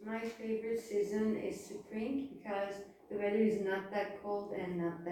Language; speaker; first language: English; non-native, learner; Turkish